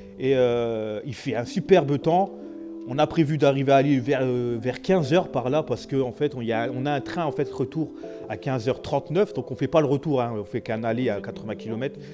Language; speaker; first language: French; native; French